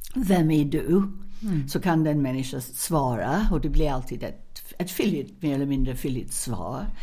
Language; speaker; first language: Swedish; non-native, fluent; English